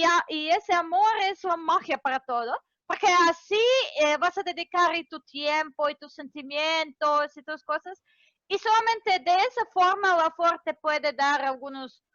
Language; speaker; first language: Spanish; non-native, fluent; Serbian